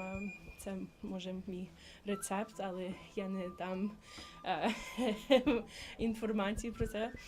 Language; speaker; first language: Ukrainian; early bilingual, heritage; English